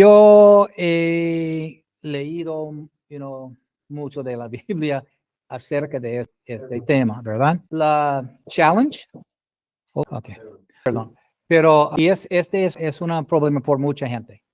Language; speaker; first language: Spanish; non-native, fluent; English